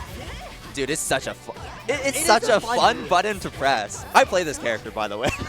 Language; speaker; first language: English; native; English